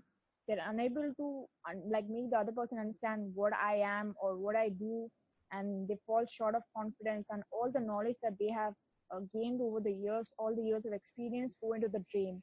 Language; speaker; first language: English; non-native, local second language; Bangla